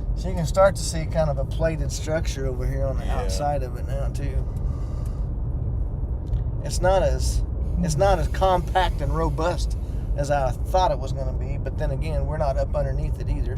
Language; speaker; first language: English; native; English